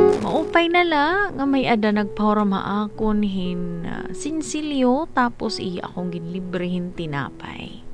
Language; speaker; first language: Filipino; non-native, local second language; Waray